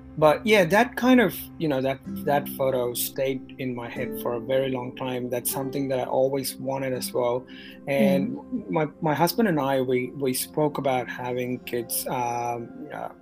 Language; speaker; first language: English; non-native, local second language; Tamil